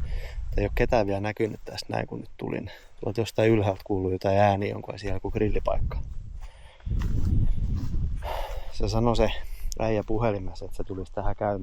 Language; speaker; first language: Finnish; native; Finnish